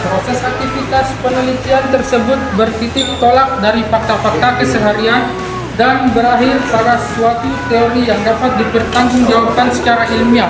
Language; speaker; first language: Indonesian; non-native, local second language; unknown